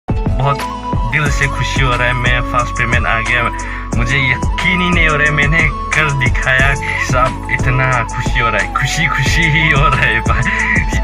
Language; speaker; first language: Hindi; non-native, learner; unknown